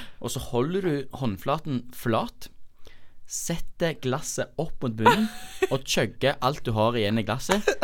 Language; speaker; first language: Norwegian; native; Norwegian